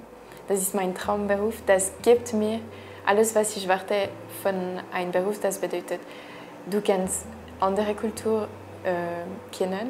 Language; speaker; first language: German; non-native, local second language; French